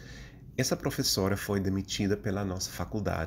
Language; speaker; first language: Portuguese; non-native, fluent; English